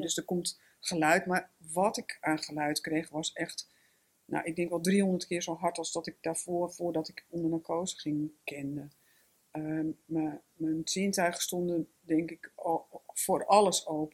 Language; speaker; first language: Dutch; native; Dutch